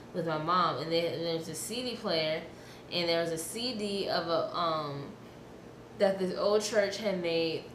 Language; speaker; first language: English; native; English